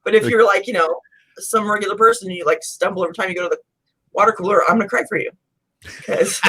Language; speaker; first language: English; native; English